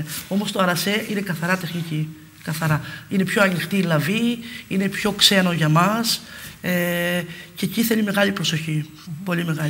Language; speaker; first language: Greek; native; Greek